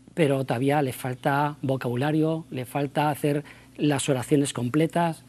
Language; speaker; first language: Spanish; native; Spanish